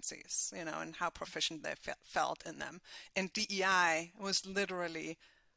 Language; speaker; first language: English; non-native, fluent; German